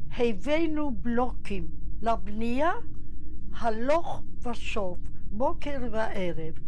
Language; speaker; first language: Hebrew; non-native, fluent; Polish